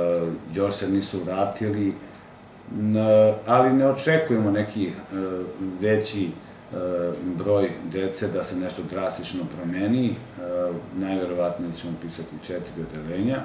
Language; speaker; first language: Serbian; native; Serbian